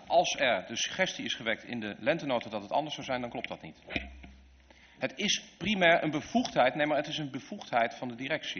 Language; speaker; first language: Dutch; native; Dutch